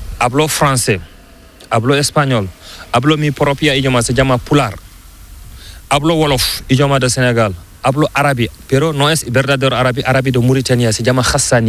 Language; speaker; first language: Spanish; non-native, learner; Fula